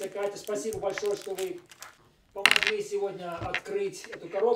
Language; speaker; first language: Russian; native; Russian